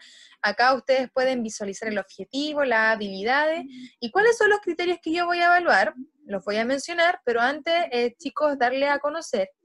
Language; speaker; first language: Spanish; native; Spanish